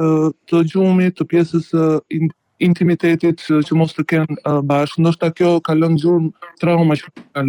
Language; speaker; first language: Albanian; native; Albanian